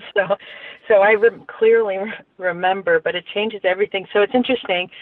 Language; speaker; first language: English; native; English